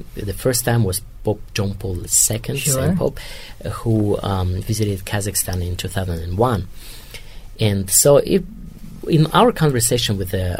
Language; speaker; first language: English; non-native, fluent; Kazakh